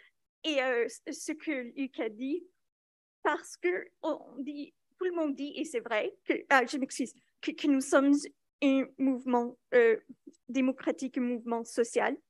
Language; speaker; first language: French; non-native, local second language; English